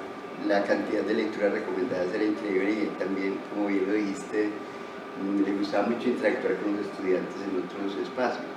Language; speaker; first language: Spanish; native; Spanish